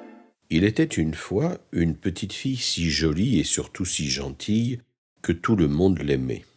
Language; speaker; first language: French; native; French